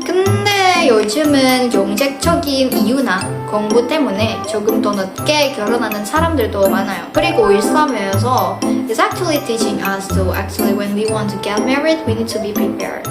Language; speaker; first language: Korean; non-native, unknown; Indonesian